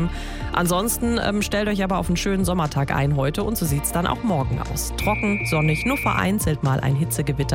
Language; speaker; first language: German; native; German